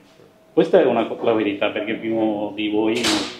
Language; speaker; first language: Italian; non-native, learner; Bangla